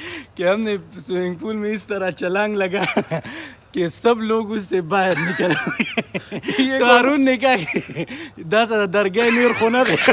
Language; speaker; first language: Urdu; non-native, local second language; Pashto